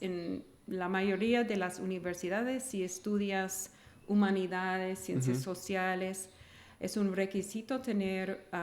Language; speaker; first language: Spanish; non-native, fluent; English